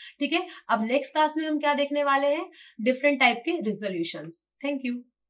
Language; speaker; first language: Hindi; native; Hindi